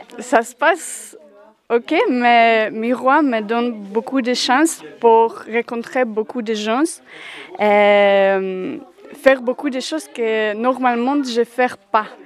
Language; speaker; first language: French; non-native, learner; Polish